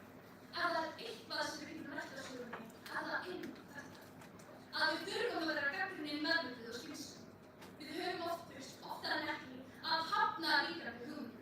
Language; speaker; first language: Icelandic; native; Icelandic